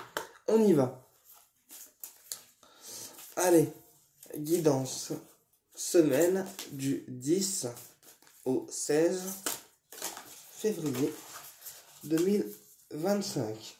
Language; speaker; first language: French; native; French